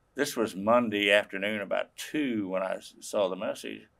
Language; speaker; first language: English; native; English